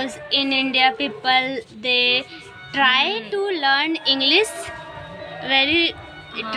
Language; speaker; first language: English; non-native, learner; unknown